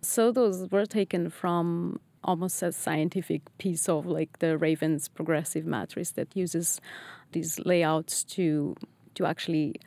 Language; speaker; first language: English; non-native, fluent; Portuguese